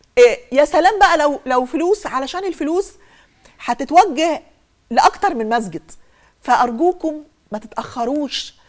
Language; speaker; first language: Egyptian Arabic; native; Egyptian Arabic